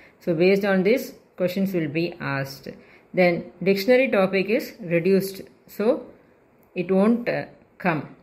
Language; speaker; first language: English; non-native, local second language; Tamil